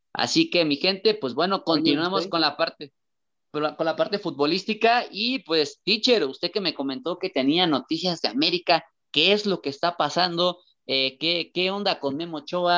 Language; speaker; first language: Spanish; native; Spanish